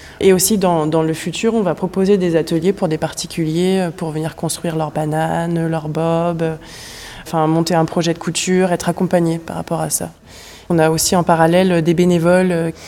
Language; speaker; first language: French; native; French